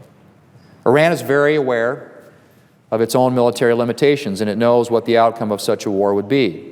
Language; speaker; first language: English; native; English